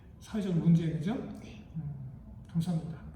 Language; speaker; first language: Korean; native; Korean